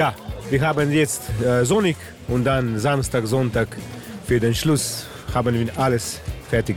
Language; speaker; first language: German; non-native, learner; Slovenian